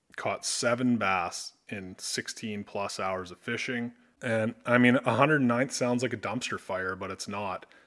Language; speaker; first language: English; native; English